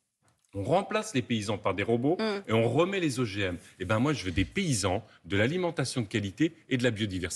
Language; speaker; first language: French; native; French